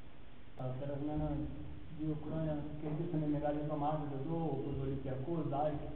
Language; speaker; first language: Greek; non-native, fluent; Portuguese